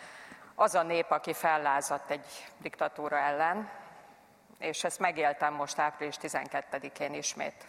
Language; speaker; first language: Hungarian; native; Hungarian